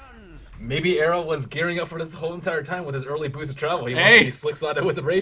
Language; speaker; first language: English; native; English